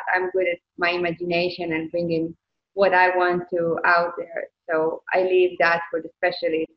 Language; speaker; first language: English; non-native, fluent; Hebrew